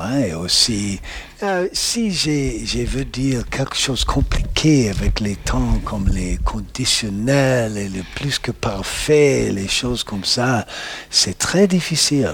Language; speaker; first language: French; non-native, learner; English